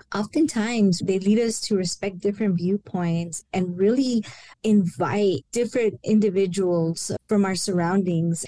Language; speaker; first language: English; early bilingual, other home language; Spanish